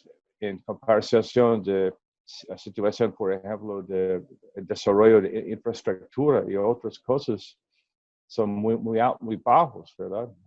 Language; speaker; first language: Spanish; non-native, learner; English